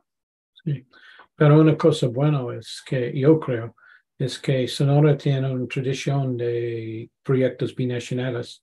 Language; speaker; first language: Spanish; non-native, learner; English